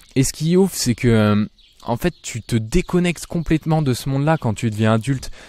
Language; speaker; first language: French; native; French